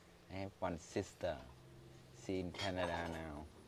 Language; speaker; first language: English; non-native, learner; Vietnamese